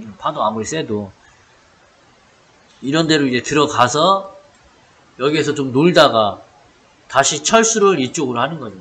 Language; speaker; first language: Korean; native; Korean